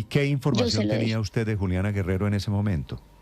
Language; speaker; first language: Spanish; native; Spanish